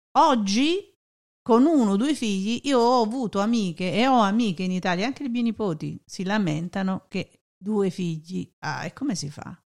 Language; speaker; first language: Italian; native; Italian